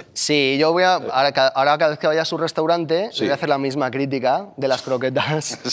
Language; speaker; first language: Spanish; native; Spanish